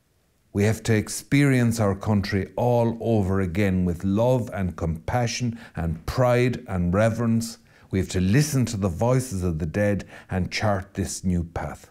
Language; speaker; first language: English; native; English